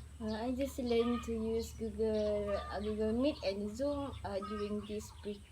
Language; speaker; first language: English; non-native, learner; Malay